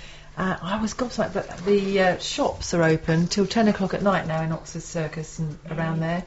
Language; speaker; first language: English; native; English